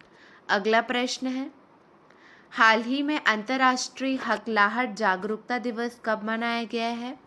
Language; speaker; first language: Hindi; native; Hindi